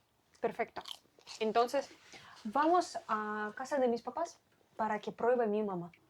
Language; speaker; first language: Spanish; non-native, learner; Russian